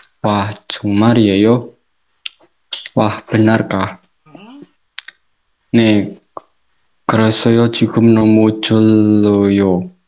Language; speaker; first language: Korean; non-native, learner; Indonesian